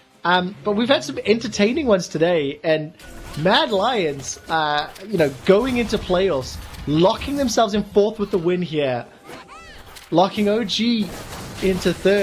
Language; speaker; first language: English; native; English